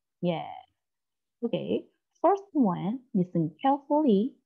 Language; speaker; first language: English; non-native, learner; Korean